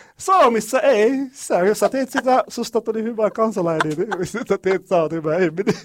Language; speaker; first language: Finnish; non-native, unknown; Arabic